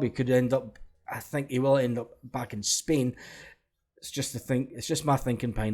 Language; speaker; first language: English; native; English